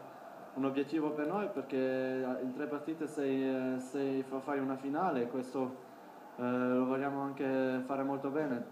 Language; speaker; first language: Italian; non-native, fluent; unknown